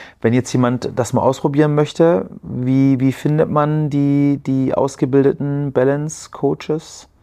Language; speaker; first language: German; native; German